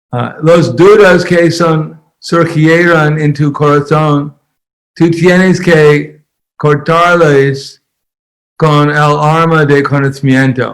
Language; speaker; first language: Spanish; non-native, fluent; English